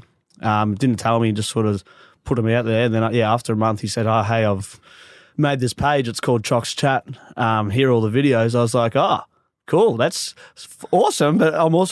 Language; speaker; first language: English; native; English